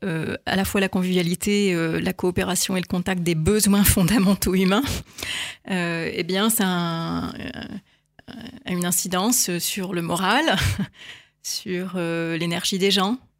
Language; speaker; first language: French; native; French